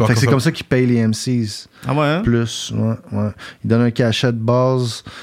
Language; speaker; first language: French; native; French